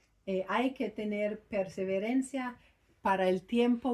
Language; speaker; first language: Spanish; non-native, fluent; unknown